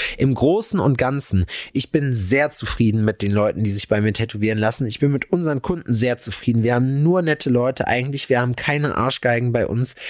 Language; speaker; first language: German; native; German